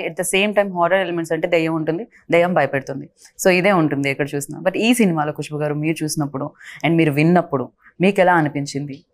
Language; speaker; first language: Telugu; native; Telugu